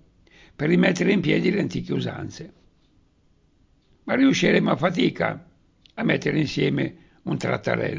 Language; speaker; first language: Italian; native; Italian